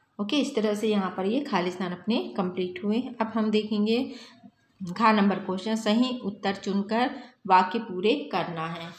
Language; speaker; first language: Hindi; native; Hindi